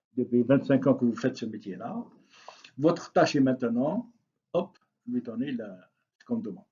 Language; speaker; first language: French; non-native, local second language; Arabic